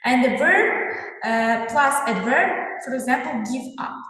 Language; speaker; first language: English; non-native, fluent; Kazakh